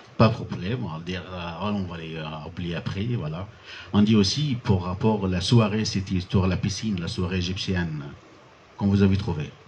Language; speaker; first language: French; non-native, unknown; Arabic